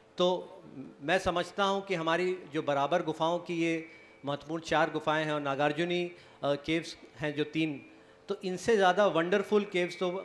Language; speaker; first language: Hindi; native; Hindi